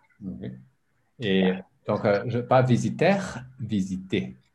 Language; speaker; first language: French; non-native, learner; English